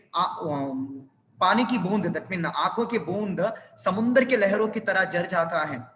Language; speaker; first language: Hindi; non-native, local second language; Telugu